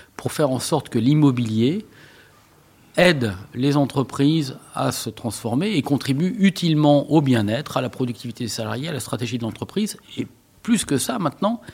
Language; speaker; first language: French; native; French